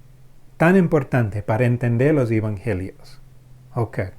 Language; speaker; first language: Spanish; non-native, fluent; English